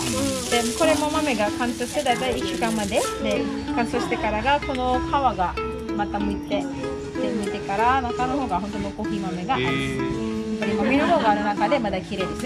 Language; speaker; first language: Japanese; non-native, learner; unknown